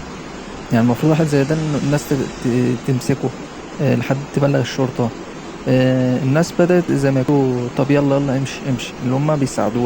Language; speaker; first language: Arabic; native; Arabic